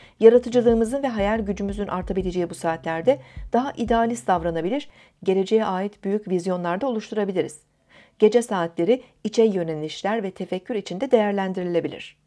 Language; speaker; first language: Turkish; native; Turkish